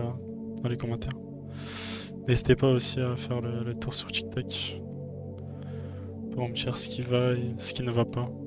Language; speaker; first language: French; native; French